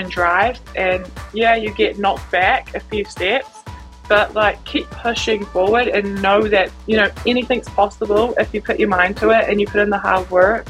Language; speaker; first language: English; native; English